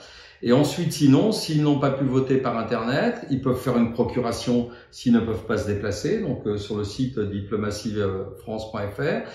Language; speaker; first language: French; native; French